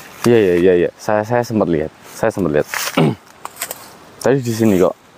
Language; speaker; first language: Indonesian; native; Indonesian